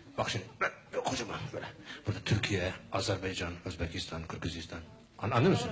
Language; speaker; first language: Turkish; native; Turkish